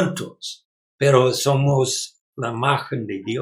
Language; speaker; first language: Spanish; non-native, learner; English